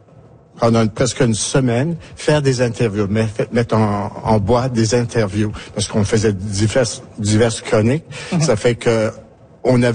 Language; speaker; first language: French; native; French